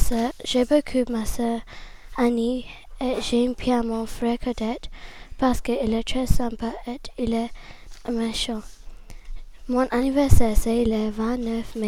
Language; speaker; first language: French; non-native, learner; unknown